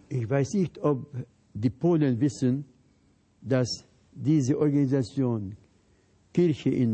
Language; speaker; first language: German; non-native, fluent; Arabic